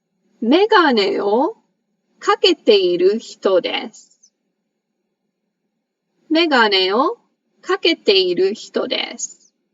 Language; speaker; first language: Japanese; non-native, fluent; English